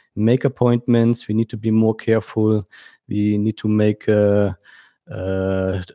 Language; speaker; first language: English; non-native, fluent; German